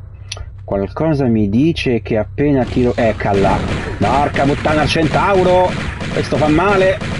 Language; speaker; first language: Italian; native; Italian